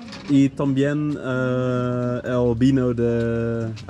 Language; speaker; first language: Spanish; non-native, learner; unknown